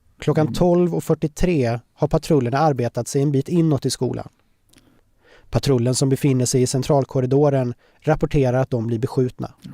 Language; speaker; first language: Swedish; native; Swedish